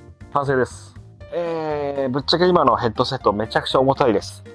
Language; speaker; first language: Japanese; native; Japanese